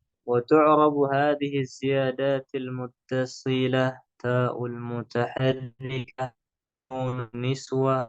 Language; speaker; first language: Arabic; non-native, fluent; Indonesian